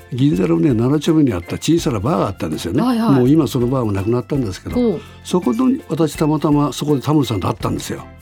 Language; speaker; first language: Japanese; native; Japanese